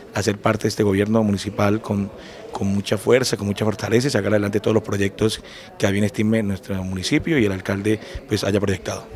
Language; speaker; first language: Spanish; native; Spanish